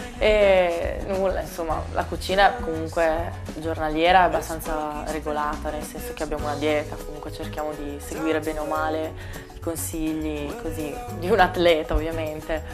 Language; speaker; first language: Italian; early bilingual, other home language; Albanian